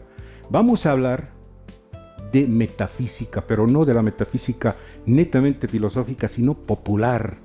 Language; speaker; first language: Spanish; native; Spanish